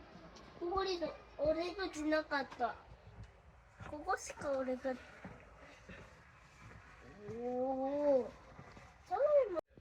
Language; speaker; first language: Japanese; native; Japanese